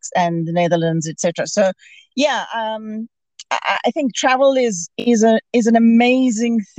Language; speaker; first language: English; native; English